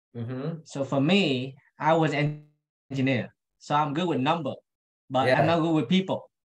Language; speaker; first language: English; non-native, fluent; Vietnamese